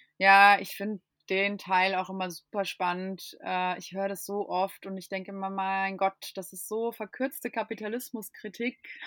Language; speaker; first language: German; non-native, fluent; English